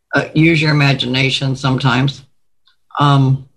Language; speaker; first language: English; native; English